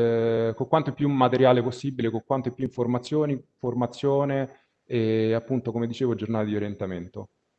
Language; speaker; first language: Italian; native; Italian